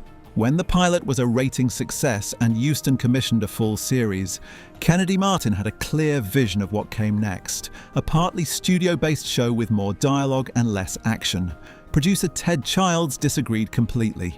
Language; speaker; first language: English; native; English